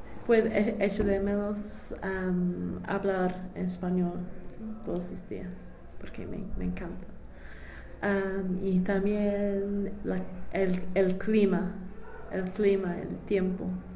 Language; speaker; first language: Spanish; non-native, fluent; English